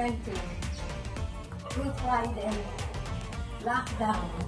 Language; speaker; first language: English; non-native, local second language; Filipino